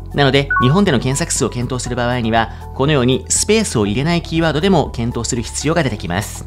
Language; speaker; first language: Japanese; native; Japanese